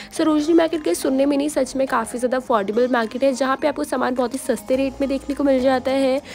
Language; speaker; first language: Hindi; native; Hindi